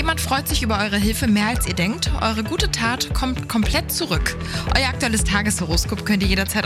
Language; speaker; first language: German; native; German